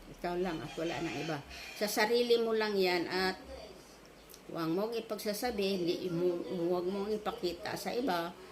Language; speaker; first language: Filipino; non-native, local second language; Cebuano